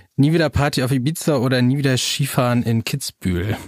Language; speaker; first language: German; native; German